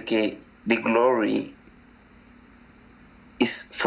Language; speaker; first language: English; non-native, learner; Spanish